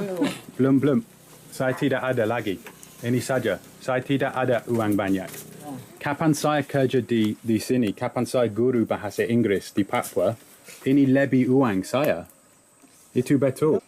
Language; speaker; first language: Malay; non-native, learner; English